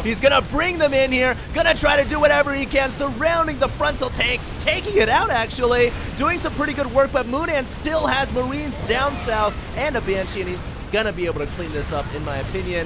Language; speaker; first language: English; native; English